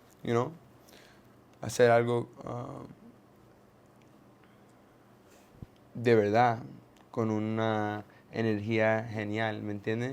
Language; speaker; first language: Spanish; non-native, learner; English